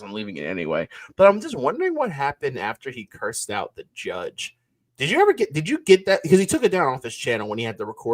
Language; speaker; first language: English; native; English